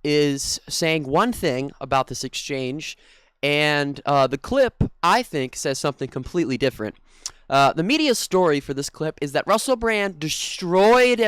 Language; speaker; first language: English; native; English